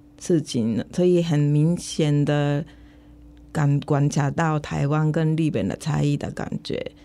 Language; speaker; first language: Chinese; non-native, fluent; Japanese